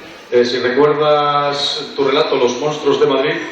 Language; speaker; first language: Spanish; native; Spanish